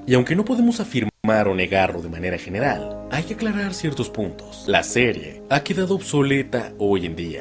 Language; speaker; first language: Spanish; native; Spanish